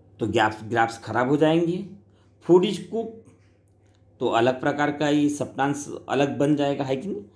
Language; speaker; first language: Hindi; non-native, local second language; Marathi